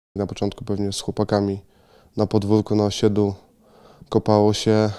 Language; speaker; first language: Polish; native; Polish